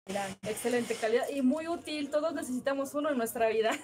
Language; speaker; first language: Spanish; native; Spanish